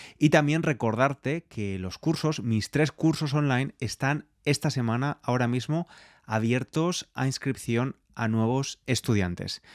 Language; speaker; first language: Spanish; native; Spanish